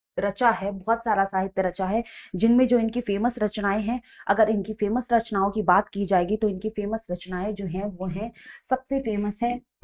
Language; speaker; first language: Hindi; native; Hindi